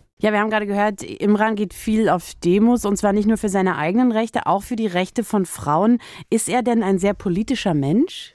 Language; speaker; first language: German; native; German